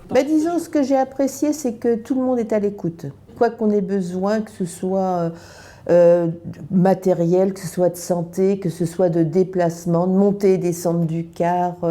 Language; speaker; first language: French; native; French